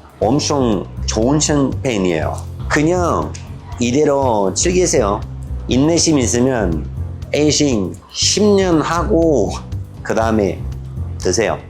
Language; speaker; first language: Korean; non-native, learner; French